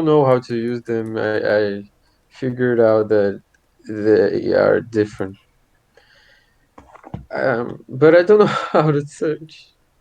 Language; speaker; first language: English; non-native, fluent; Portuguese